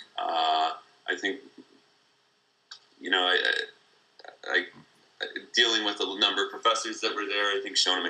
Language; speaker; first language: English; native; English